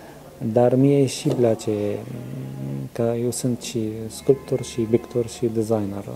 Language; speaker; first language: Romanian; non-native, learner; Arabic